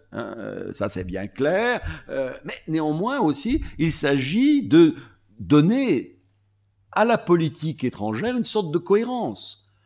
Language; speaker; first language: French; native; French